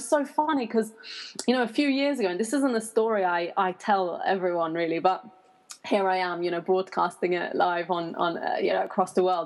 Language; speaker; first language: English; non-native, fluent; Persian